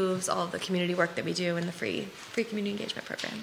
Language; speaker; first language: English; native; English